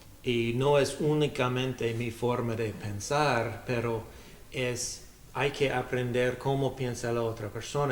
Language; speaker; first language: Spanish; non-native, learner; English